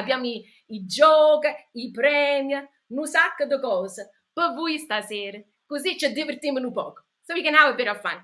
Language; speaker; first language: Italian; early bilingual, heritage; English